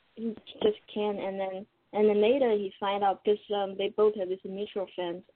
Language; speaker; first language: English; non-native, fluent; Chinese